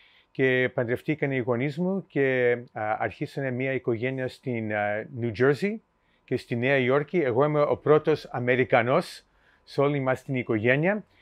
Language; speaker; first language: Greek; early bilingual, heritage; Greek